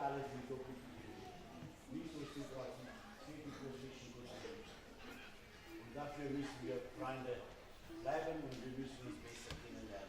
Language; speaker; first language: German; non-native, fluent; Slovenian